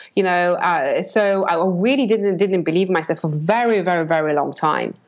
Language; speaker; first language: English; non-native, fluent; Polish